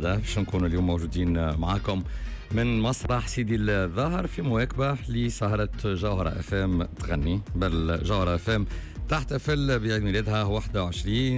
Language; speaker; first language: Arabic; native; Arabic